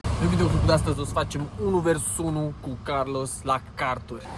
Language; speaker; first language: Romanian; native; Romanian